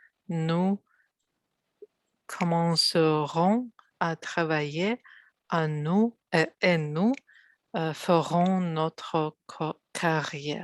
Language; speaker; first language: French; non-native, learner; Russian